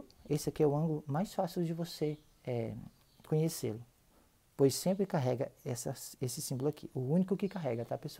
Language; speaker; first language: Portuguese; native; Portuguese